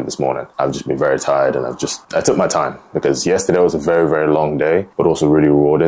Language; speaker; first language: English; native; English